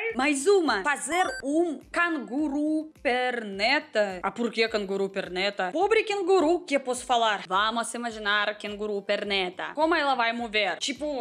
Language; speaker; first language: Portuguese; non-native, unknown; Russian